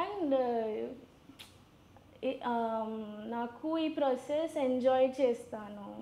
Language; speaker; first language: Telugu; non-native, learner; Gujarati